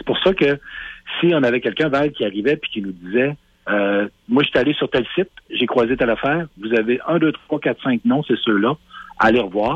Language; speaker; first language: French; native; French